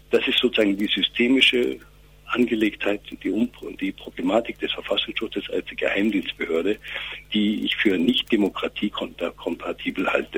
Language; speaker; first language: German; native; German